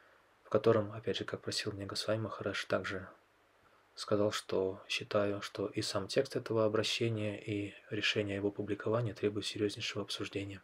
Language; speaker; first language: Russian; native; Russian